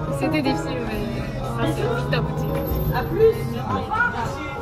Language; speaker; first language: French; non-native, learner; Japanese